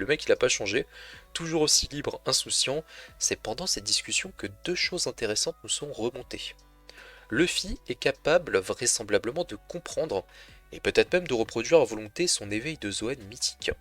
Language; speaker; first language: French; native; French